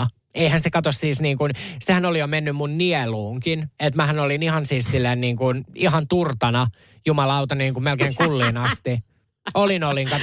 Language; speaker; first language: Finnish; native; Finnish